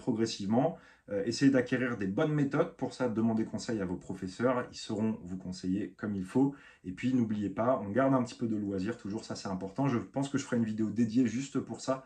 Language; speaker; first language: French; native; French